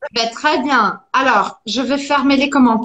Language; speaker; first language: French; non-native, fluent; Portuguese